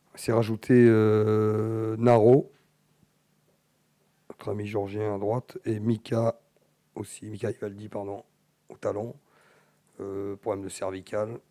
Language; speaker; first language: French; native; French